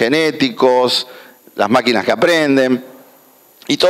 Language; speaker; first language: Spanish; native; Spanish